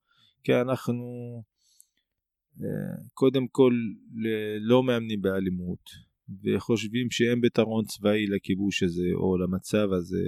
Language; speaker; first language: Hebrew; non-native, local second language; Arabic